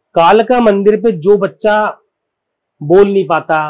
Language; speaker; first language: Hindi; native; Hindi